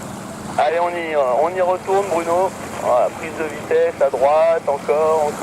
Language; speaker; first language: French; native; French